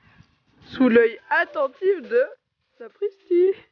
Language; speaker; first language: French; native; French